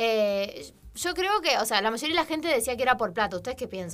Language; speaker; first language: Spanish; native; Spanish